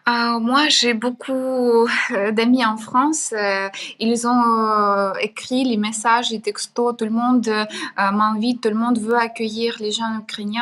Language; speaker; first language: French; non-native, fluent; Ukrainian